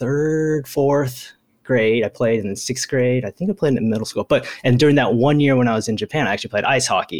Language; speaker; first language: English; early bilingual, other home language; Japanese